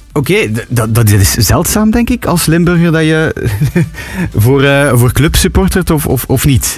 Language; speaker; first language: Dutch; native; Dutch